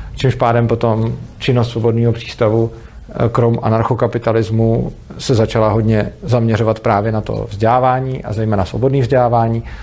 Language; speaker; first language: Czech; native; Czech